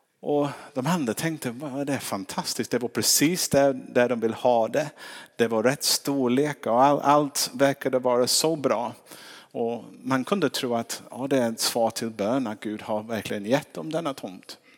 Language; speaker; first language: Swedish; non-native, fluent; English